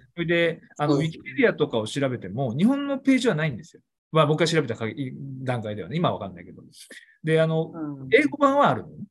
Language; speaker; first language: Japanese; native; Japanese